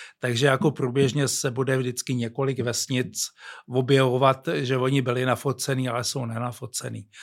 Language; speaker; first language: Czech; native; Czech